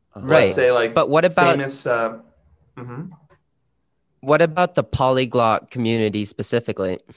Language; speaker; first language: English; non-native, fluent; Swedish